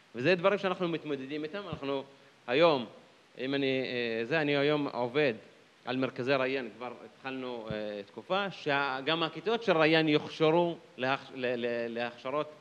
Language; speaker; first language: Hebrew; non-native, local second language; Arabic